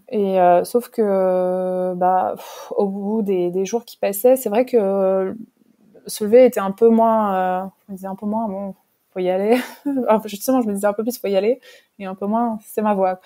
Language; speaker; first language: French; native; French